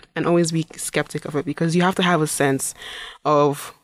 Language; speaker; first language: English; non-native, local second language; Igbo